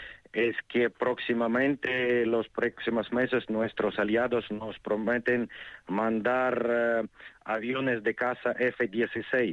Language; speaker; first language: Spanish; non-native, fluent; Ukrainian